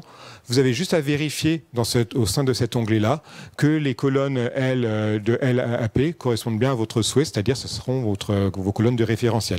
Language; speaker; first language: French; native; French